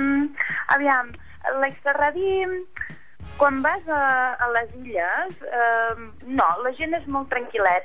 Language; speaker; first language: Catalan; native; Catalan